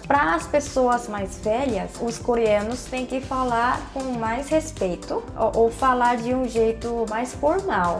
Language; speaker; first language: Portuguese; non-native, fluent; Korean